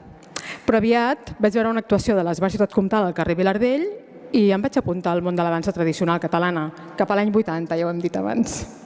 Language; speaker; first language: Catalan; native; Catalan